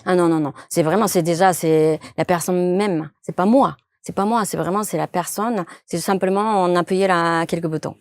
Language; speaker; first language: French; non-native, fluent; Japanese